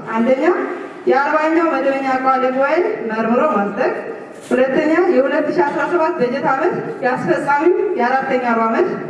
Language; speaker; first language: Amharic; non-native, local second language; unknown